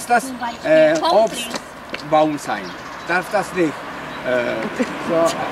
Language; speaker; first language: German; non-native, fluent; Czech